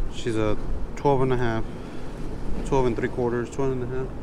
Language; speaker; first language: English; native; English